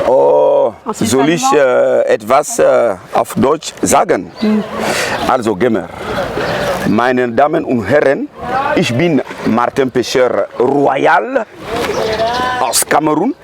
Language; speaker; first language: German; non-native, learner; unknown